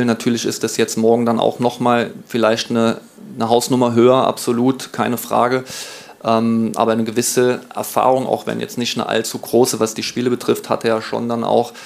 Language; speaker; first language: German; native; German